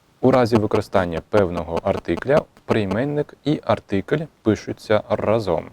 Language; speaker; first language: Ukrainian; non-native, fluent; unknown